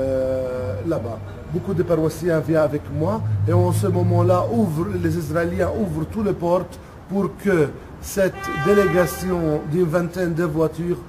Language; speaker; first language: French; non-native, local second language; Arabic